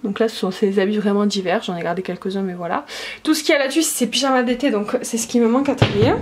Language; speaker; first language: French; native; French